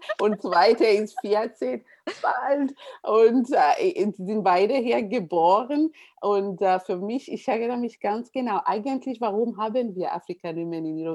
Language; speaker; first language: German; non-native, learner; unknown